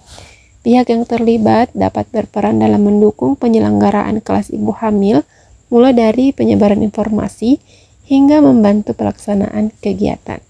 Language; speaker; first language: Indonesian; native; Indonesian